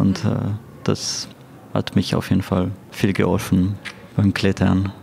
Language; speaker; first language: German; non-native, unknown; French